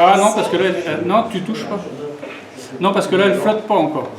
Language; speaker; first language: French; native; French